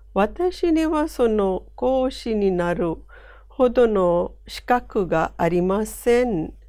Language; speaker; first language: Japanese; non-native, fluent; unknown